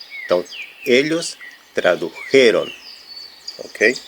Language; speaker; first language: Spanish; non-native, fluent; Portuguese